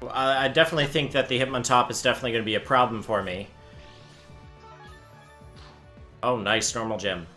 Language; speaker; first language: English; native; English